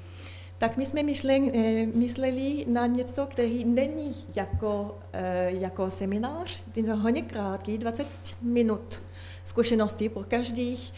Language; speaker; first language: Czech; non-native, learner; French